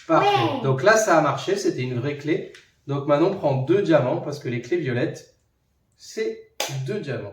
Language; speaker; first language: French; native; French